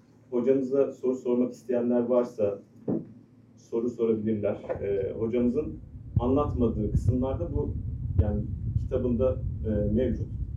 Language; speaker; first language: Turkish; native; Turkish